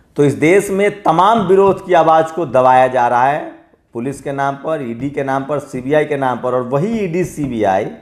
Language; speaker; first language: Hindi; native; Hindi